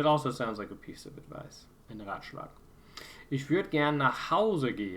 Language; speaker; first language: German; non-native, fluent; English